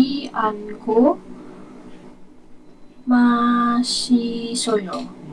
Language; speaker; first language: Korean; non-native, learner; Indonesian